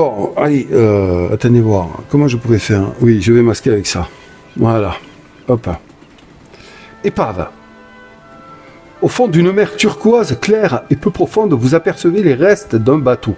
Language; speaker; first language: French; native; French